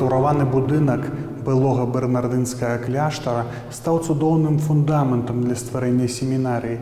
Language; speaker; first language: Belarusian; native; Belarusian